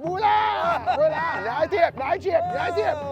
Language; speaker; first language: Vietnamese; non-native, learner; English